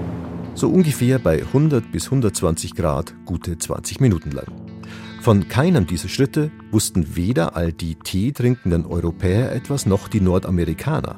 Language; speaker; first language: German; native; German